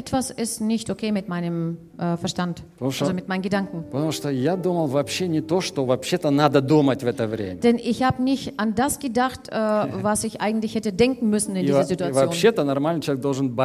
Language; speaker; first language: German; non-native, fluent; Russian